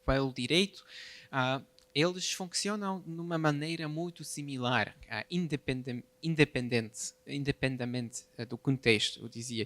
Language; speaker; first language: Portuguese; non-native, fluent; Polish